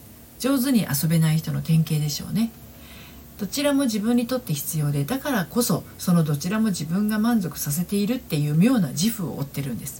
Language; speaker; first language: Japanese; native; Japanese